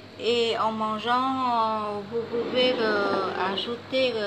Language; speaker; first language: French; non-native, fluent; Vietnamese